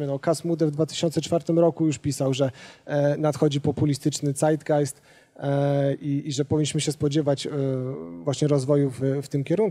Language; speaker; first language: Polish; native; Polish